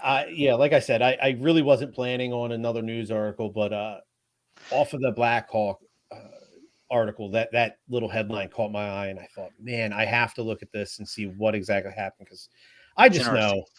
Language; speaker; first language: English; native; English